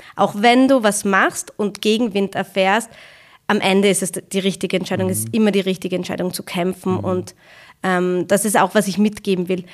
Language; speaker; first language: German; early bilingual, other home language; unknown